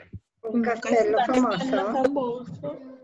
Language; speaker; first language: Italian; non-native, learner; Spanish